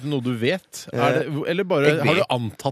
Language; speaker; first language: Norwegian; native; Norwegian